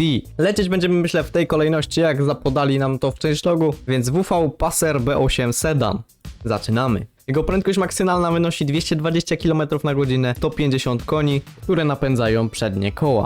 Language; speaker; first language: Polish; native; Polish